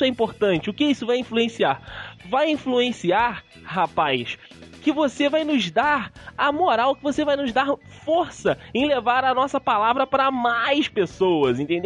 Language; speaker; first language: Portuguese; native; Portuguese